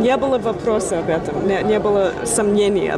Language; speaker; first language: Russian; non-native, fluent; English